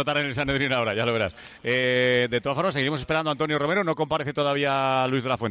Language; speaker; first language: Spanish; native; Spanish